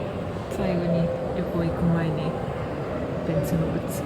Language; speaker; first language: Japanese; non-native, fluent; Estonian